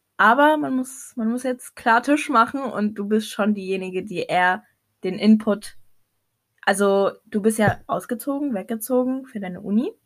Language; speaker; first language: German; early bilingual, other home language; Arabic